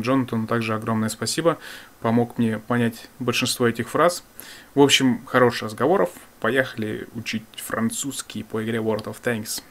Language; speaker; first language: Russian; native; Russian